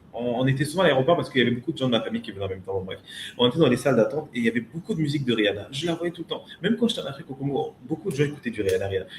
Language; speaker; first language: French; early bilingual, other home language; Lingala